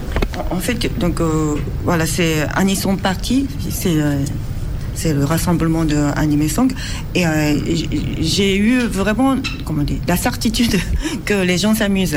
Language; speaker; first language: French; non-native, fluent; Japanese